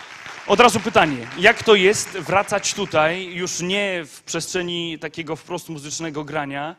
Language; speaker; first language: Polish; native; Polish